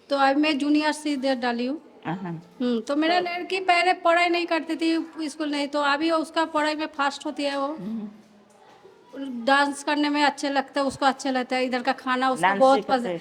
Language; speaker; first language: Hindi; non-native, local second language; Bangla